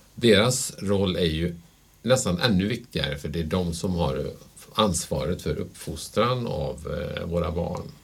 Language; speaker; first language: Swedish; native; Swedish